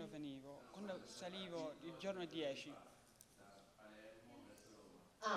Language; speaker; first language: Italian; non-native, learner; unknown